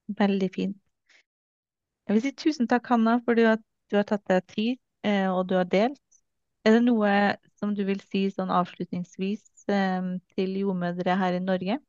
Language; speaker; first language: Norwegian; native; Norwegian